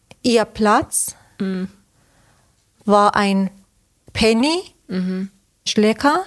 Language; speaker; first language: German; non-native, fluent; Persian